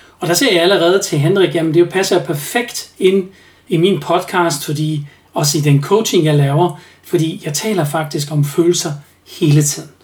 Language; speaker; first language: Danish; native; Danish